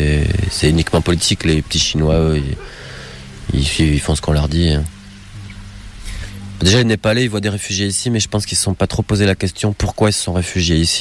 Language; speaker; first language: French; native; French